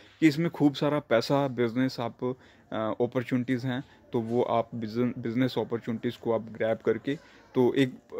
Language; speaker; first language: Hindi; non-native, local second language; Punjabi